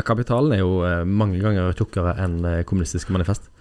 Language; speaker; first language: Norwegian; native; Norwegian